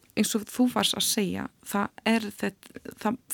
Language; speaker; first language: Icelandic; non-native, learner; Polish